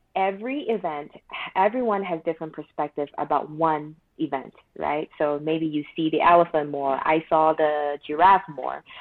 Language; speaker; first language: English; non-native, local second language; Chinese